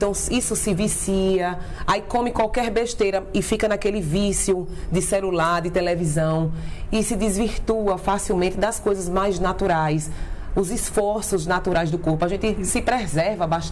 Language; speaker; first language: Portuguese; native; Portuguese